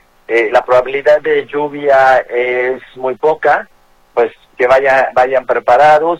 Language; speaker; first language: Spanish; native; Spanish